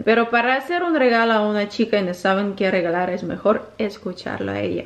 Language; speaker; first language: Spanish; non-native, fluent; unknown